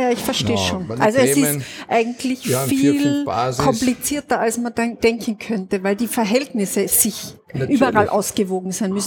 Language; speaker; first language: German; native; German